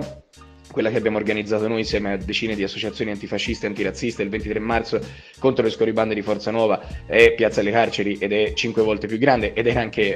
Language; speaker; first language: Italian; native; Italian